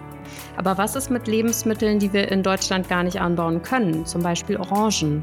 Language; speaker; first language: German; native; German